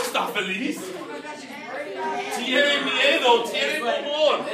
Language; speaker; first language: Spanish; non-native, fluent; English